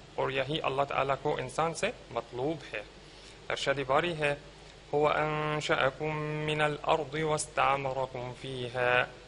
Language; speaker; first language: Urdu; non-native, fluent; Arabic